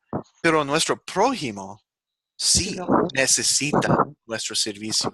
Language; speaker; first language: Spanish; non-native, fluent; English